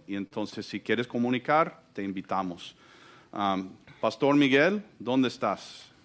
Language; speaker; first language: Spanish; non-native, fluent; English